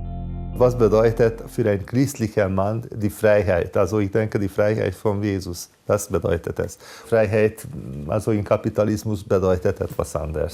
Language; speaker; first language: German; non-native, fluent; Hungarian